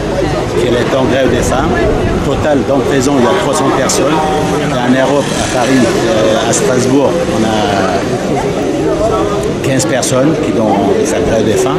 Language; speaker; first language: French; non-native, learner; Kurdish